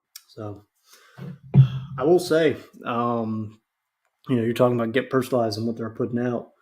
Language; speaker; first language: English; native; English